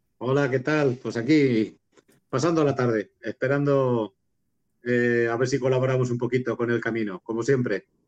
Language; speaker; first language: Spanish; native; Spanish